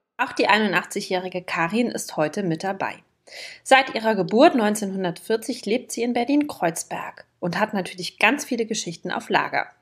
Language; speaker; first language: German; native; German